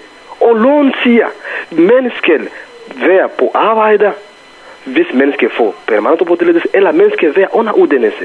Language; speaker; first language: Danish; non-native, fluent; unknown